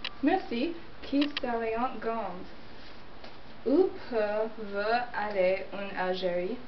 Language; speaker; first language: French; non-native, learner; English